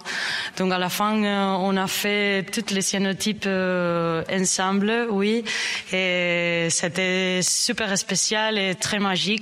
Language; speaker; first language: French; non-native, learner; Spanish